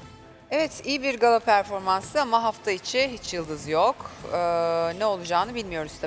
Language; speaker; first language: Turkish; native; Turkish